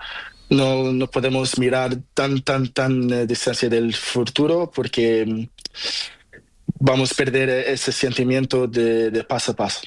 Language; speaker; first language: Spanish; non-native, learner; Portuguese